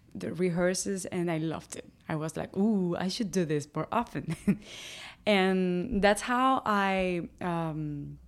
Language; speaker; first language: English; non-native, fluent; Spanish